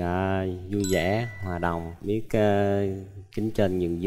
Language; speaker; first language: Vietnamese; native; Vietnamese